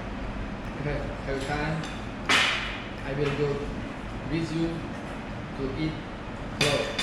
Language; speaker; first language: English; non-native, learner; Uzbek